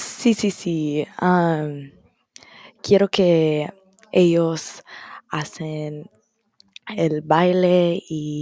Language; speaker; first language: Spanish; non-native, learner; English